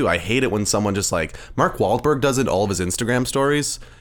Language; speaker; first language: English; native; English